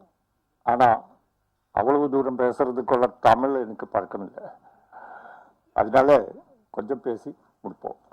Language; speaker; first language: Tamil; non-native, fluent; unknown